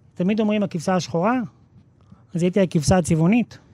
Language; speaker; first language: Hebrew; native; Hebrew